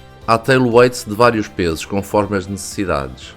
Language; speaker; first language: Portuguese; native; Portuguese